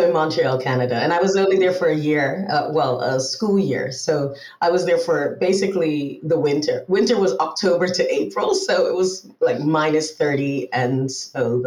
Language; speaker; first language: English; native; English